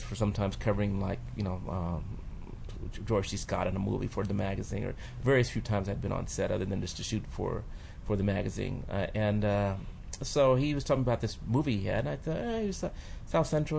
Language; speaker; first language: English; native; English